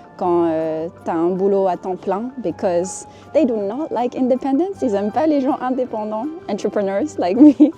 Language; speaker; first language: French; non-native, fluent; English